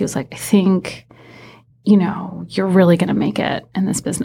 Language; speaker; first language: English; early bilingual, other home language; Persian